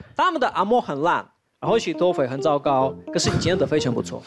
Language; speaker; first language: Chinese; non-native, fluent; Ukrainian